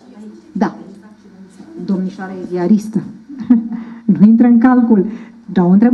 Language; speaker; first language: Romanian; native; Romanian